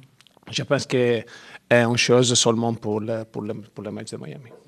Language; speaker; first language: French; non-native, learner; Italian